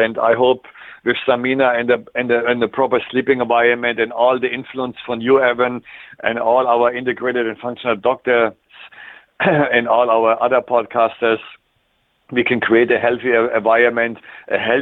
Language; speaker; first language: English; non-native, fluent; German